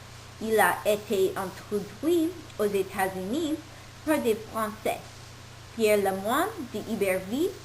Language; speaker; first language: French; non-native, learner; English